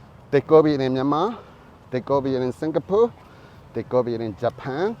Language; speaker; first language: English; non-native, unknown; Burmese